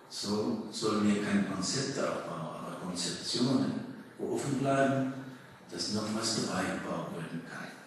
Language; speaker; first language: German; early bilingual, heritage; German